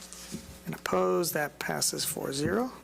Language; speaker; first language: English; native; English